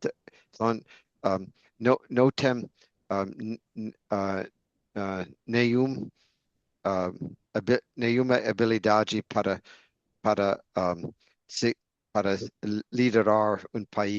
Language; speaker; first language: Portuguese; non-native, learner; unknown